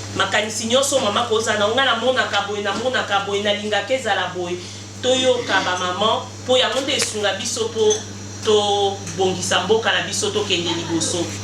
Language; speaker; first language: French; non-native, local second language; Lingala